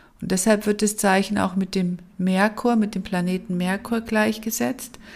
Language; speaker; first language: German; native; German